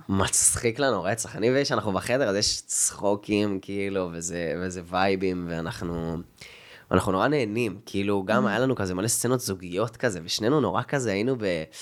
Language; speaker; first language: Hebrew; native; Hebrew